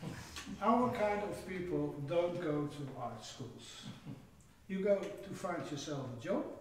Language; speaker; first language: English; non-native, fluent; Dutch